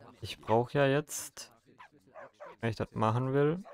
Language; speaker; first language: German; native; German